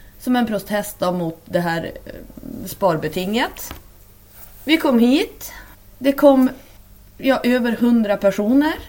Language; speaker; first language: Swedish; native; Swedish